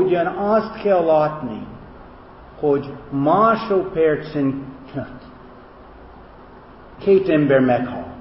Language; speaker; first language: Hungarian; non-native, fluent; English